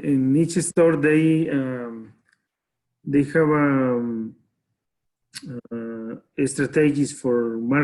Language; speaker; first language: English; non-native, learner; Spanish